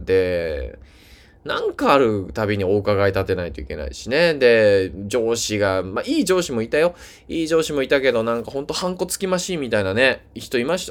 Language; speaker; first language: Japanese; native; Japanese